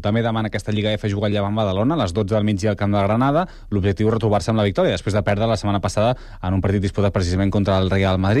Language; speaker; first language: Catalan; native; Catalan